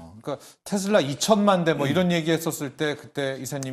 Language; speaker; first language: Korean; native; Korean